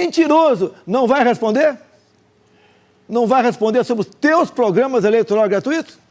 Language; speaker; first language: Portuguese; native; Portuguese